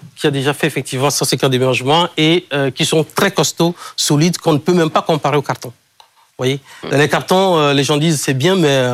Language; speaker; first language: French; non-native, local second language; Ewe